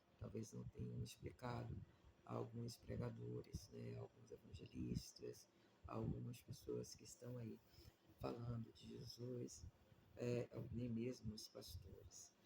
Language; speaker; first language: Portuguese; native; Portuguese